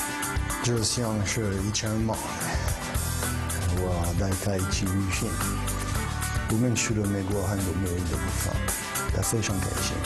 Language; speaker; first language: Chinese; non-native, fluent; French